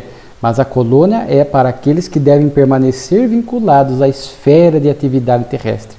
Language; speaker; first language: Portuguese; native; Portuguese